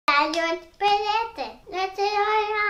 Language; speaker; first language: Romanian; early bilingual, heritage; Romanian